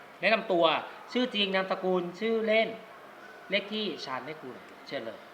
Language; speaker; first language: Thai; native; Thai